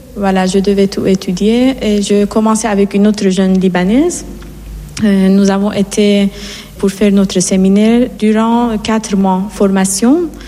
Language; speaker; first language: French; non-native, fluent; Persian